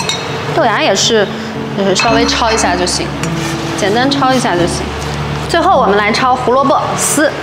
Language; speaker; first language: Chinese; native; Chinese